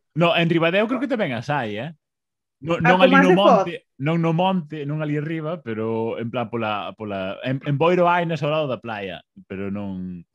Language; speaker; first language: Galician; non-native, local second language; Spanish